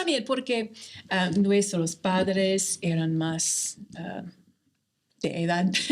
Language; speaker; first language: Spanish; non-native, fluent; English